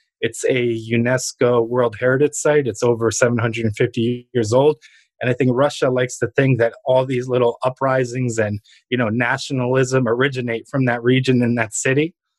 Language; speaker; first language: English; early bilingual, other home language; Ukrainian